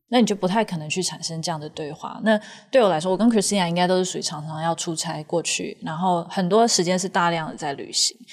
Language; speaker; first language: Chinese; native; Chinese